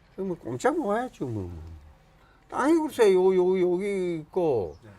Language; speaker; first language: Korean; native; Korean